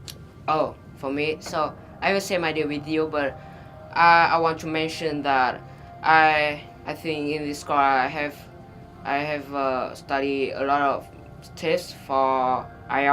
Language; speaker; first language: English; non-native, learner; Vietnamese